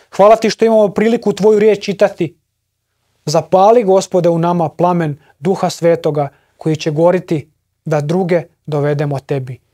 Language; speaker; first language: Croatian; native; Croatian